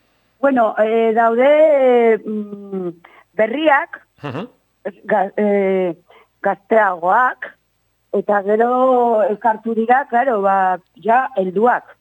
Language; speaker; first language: Basque; non-native, local second language; Spanish